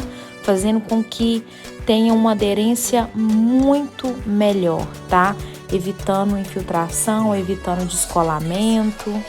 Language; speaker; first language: Portuguese; native; Portuguese